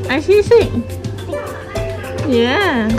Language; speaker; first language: English; non-native, learner; Khmer